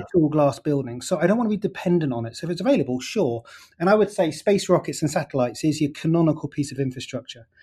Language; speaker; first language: English; native; English